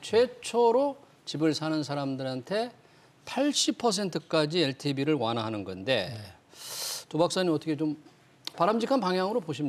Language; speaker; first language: Korean; native; Korean